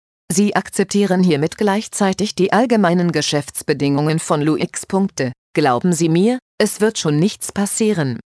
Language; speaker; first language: German; native; German